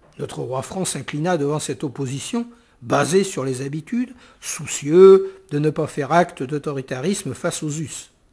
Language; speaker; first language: French; native; French